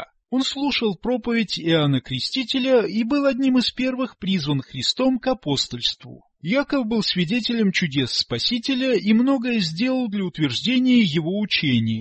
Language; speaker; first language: Russian; native; Russian